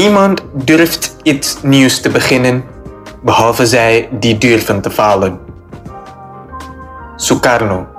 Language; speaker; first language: Dutch; non-native, fluent; Indonesian